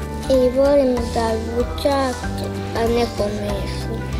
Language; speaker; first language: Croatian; early bilingual, heritage; Croatian